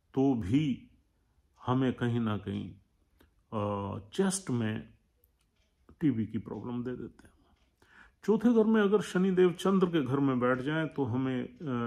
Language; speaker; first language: Hindi; native; Hindi